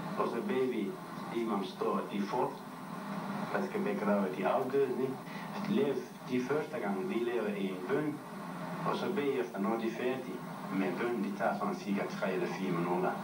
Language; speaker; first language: Danish; non-native, learner; Turkish